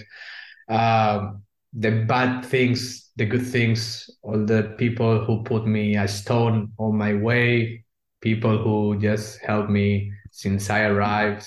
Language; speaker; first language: English; non-native, fluent; Spanish